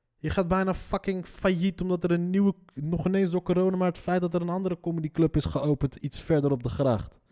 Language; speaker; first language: Dutch; early bilingual, other home language; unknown